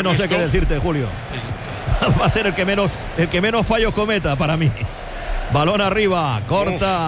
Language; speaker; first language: Spanish; native; Spanish